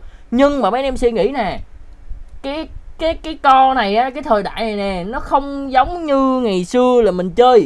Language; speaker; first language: Vietnamese; native; Vietnamese